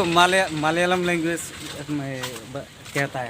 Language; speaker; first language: Hindi; non-native, local second language; Assamese